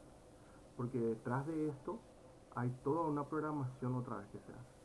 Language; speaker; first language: Spanish; native; Spanish